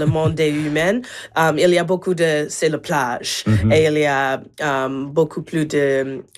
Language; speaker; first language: French; non-native, learner; English